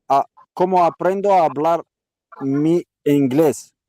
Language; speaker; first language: Spanish; non-native, learner; Arabic